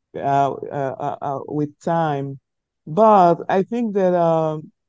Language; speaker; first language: English; non-native, local second language; French